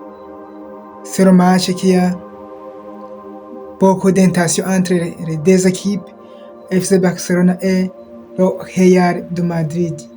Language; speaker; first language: French; non-native, local second language; Kinyarwanda